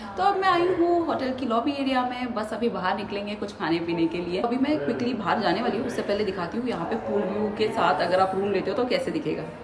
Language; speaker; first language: Hindi; native; Hindi